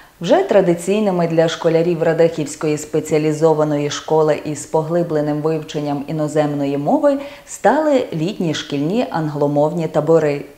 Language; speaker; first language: Ukrainian; native; Ukrainian